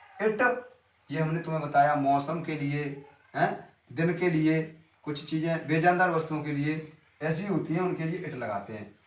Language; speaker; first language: Hindi; native; Hindi